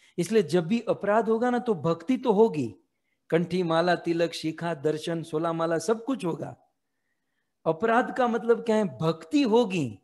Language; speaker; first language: Hindi; native; Hindi